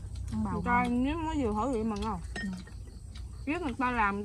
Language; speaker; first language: Vietnamese; native; Vietnamese